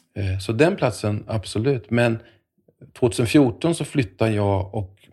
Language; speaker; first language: Swedish; native; Swedish